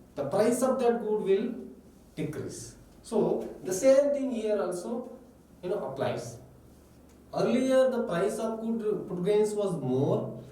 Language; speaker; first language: English; non-native, local second language; Kannada